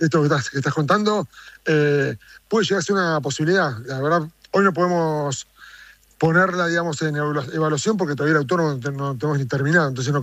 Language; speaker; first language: Spanish; native; Spanish